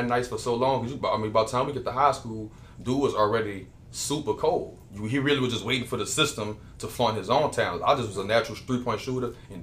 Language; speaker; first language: English; native; English